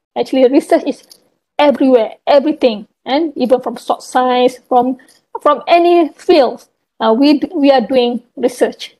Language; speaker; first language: English; non-native, local second language; Malay